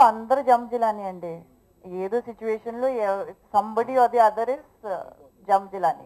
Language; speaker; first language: Telugu; non-native, local second language; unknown